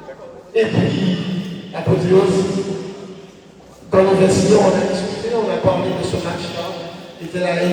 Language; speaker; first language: French; native; French